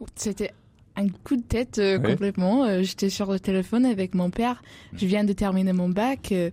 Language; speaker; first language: French; non-native, fluent; English